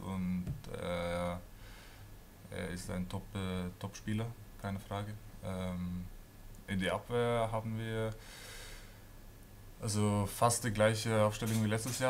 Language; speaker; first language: German; non-native, fluent; Norwegian